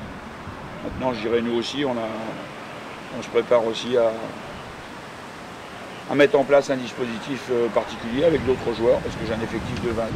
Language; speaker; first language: French; native; French